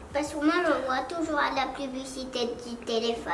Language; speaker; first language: French; native; French